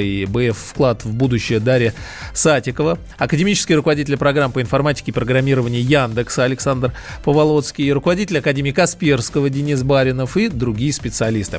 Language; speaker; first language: Russian; native; Russian